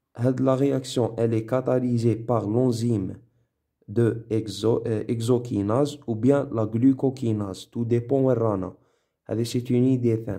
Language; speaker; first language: French; non-native, local second language; Arabic